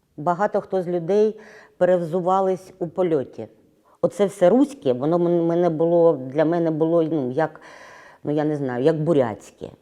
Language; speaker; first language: Ukrainian; non-native, local second language; Russian